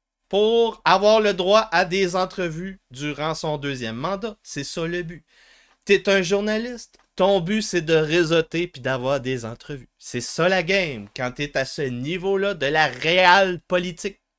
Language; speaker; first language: French; native; French